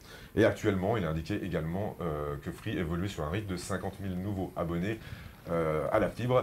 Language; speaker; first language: French; native; French